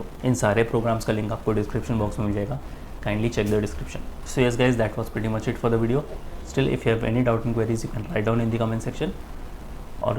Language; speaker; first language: Hindi; native; Hindi